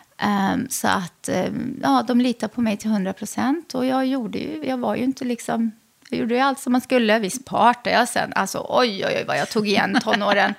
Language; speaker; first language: Swedish; early bilingual, other home language; Arabic